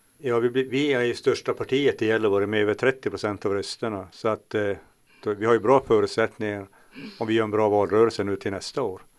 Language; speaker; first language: Swedish; native; Swedish